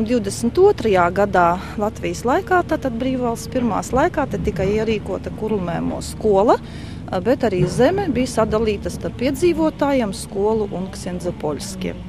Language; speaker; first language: Latvian; native; Latvian